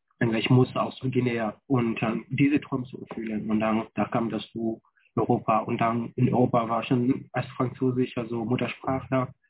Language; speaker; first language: German; non-native, fluent; Fula